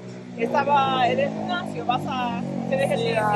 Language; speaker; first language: Spanish; non-native, learner; English